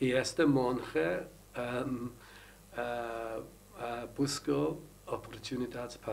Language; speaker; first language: Spanish; non-native, learner; English